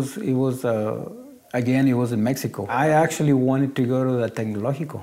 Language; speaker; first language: English; non-native, fluent; Spanish